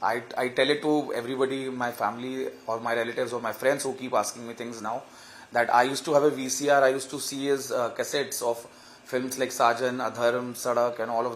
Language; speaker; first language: English; non-native, local second language; Hindi